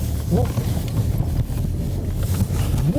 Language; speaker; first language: Japanese; native; Japanese